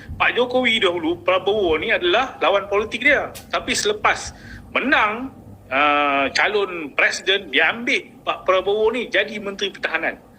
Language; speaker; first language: Malay; native; Malay